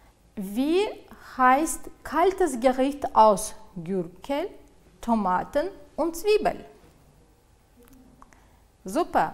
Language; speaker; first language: German; non-native, fluent; Uzbek